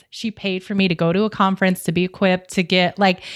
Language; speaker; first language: English; native; English